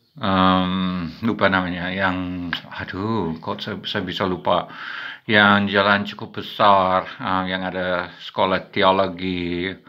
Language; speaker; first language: Indonesian; non-native, fluent; English